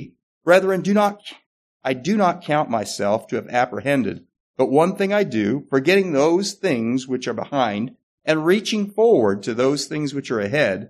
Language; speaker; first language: English; native; English